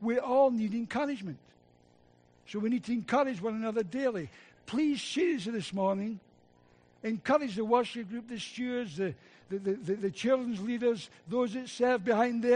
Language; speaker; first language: English; native; English